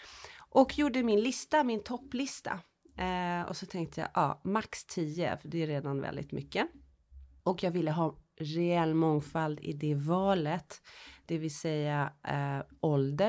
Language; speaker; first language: Swedish; early bilingual, heritage; Swedish